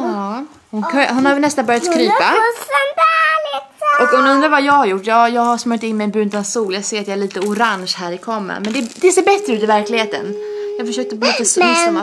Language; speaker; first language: Swedish; native; Swedish